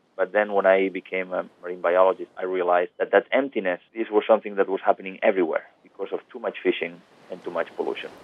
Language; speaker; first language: English; non-native, fluent; Spanish